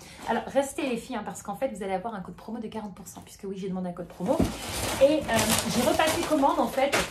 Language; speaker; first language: French; native; French